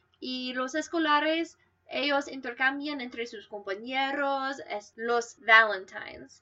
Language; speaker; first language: Spanish; non-native, fluent; English